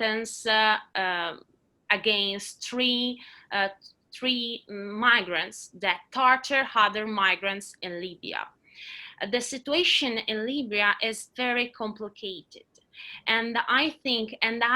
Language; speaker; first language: English; non-native, learner; Italian